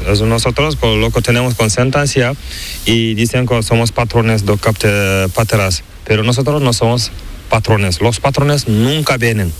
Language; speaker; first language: Spanish; non-native, learner; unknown